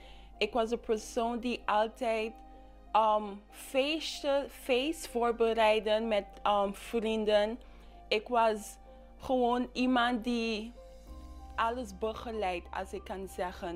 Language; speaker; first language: Dutch; non-native, local second language; English